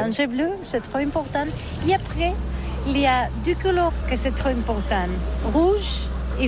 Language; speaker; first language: French; non-native, learner; Catalan